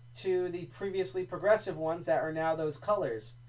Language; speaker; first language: English; native; English